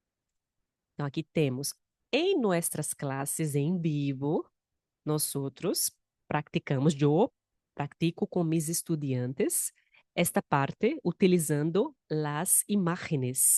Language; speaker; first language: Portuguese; non-native, fluent; Spanish